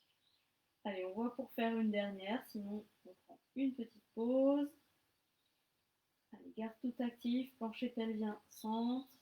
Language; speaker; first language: French; native; French